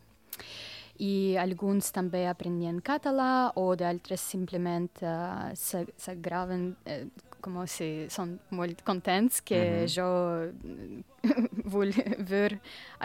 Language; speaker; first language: Catalan; non-native, learner; Russian